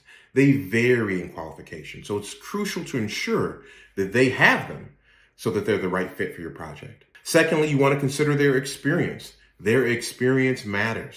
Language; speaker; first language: English; native; English